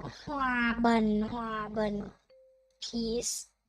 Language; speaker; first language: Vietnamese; non-native, learner; Thai